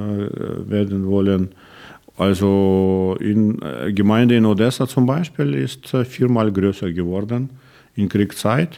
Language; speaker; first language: German; non-native, learner; Russian